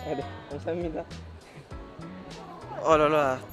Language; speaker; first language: Korean; non-native, fluent; French